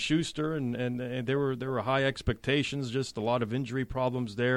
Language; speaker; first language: English; native; English